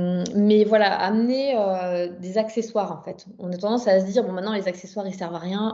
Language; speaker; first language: French; native; French